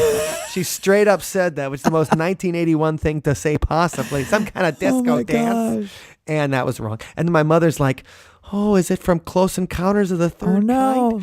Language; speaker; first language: English; native; English